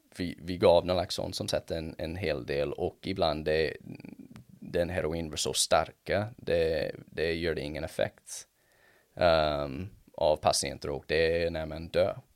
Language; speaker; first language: Swedish; non-native, fluent; English